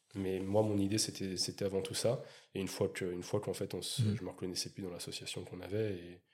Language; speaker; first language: French; native; French